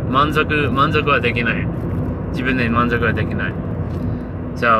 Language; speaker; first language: Japanese; non-native, learner; English